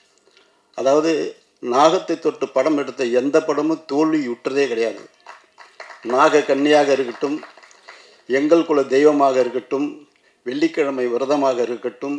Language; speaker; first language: Tamil; native; Tamil